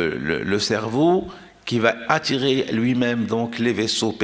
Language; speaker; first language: French; non-native, local second language; Arabic